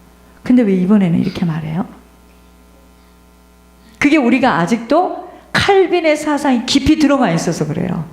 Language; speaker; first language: Korean; native; Korean